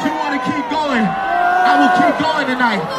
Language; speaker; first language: English; native; English